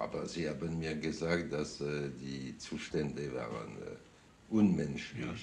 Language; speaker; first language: German; non-native, fluent; French